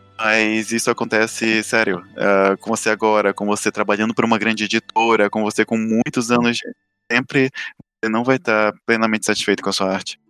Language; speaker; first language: Portuguese; native; Portuguese